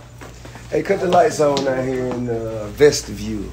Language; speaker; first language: English; native; English